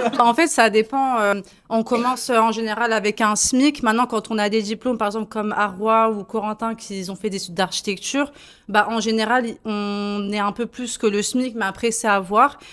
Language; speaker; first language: French; native; French